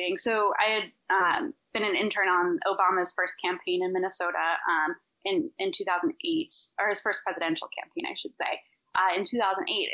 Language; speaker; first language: English; native; English